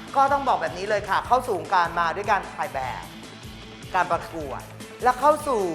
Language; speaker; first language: Thai; native; Thai